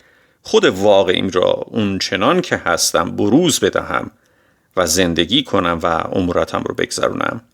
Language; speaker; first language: Persian; native; Persian